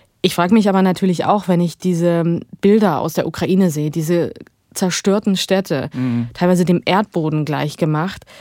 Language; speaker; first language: German; native; German